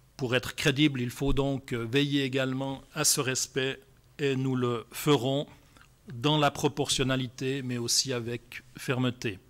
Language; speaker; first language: French; native; French